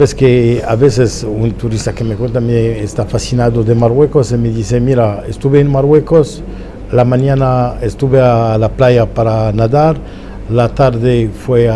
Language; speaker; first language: Spanish; non-native, fluent; Arabic